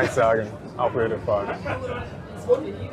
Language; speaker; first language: German; non-native, learner; Japanese